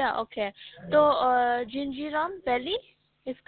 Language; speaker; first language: Urdu; native; Urdu